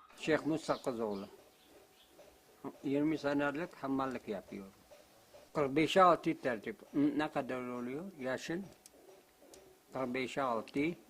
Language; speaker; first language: Turkish; non-native, local second language; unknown